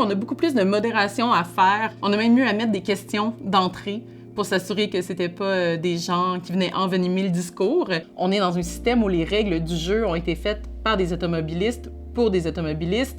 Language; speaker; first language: French; native; French